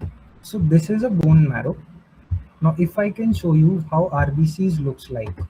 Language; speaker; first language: English; non-native, local second language; Hindi